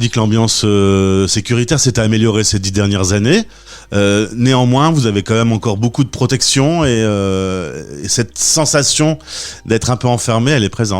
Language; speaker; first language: French; native; French